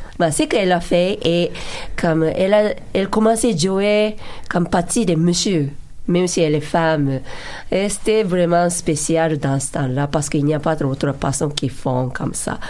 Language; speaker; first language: French; non-native, learner; Japanese